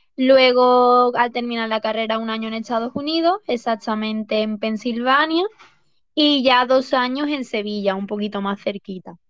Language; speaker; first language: Spanish; native; Spanish